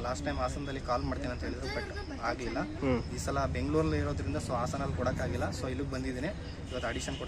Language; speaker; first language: Kannada; native; Kannada